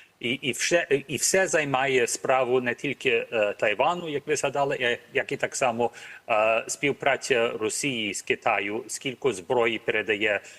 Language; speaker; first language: Ukrainian; early bilingual, heritage; Ukrainian